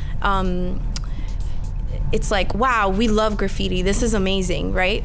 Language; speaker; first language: English; early bilingual, other home language; Spanish